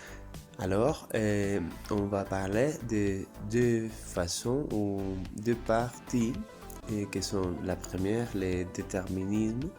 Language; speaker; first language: French; non-native, learner; Spanish